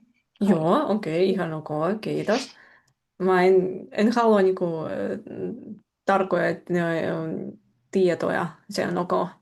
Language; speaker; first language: Finnish; non-native, fluent; Russian